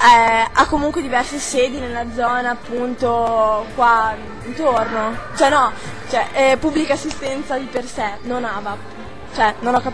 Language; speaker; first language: Italian; native; Italian